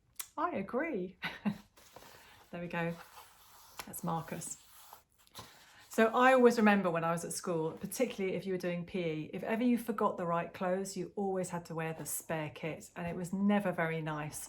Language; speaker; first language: English; native; English